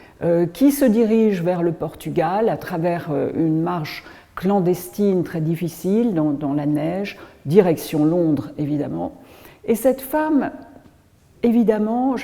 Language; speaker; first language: French; native; French